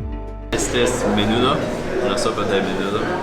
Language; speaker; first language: Spanish; non-native, learner; English